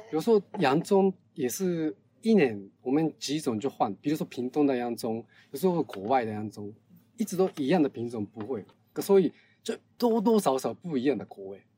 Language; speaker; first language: Chinese; non-native, learner; Japanese